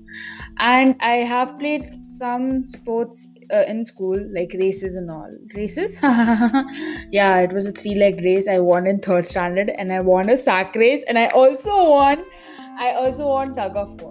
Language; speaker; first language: English; non-native, local second language; Maithili